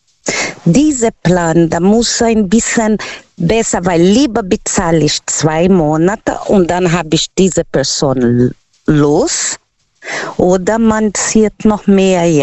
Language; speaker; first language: German; non-native, learner; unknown